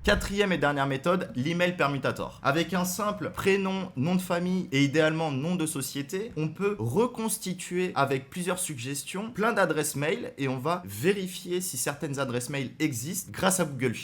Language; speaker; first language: French; native; French